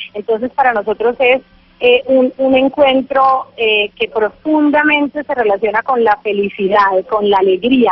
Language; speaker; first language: Spanish; native; Spanish